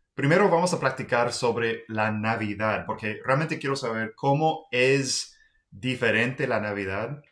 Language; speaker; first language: Spanish; non-native, fluent; English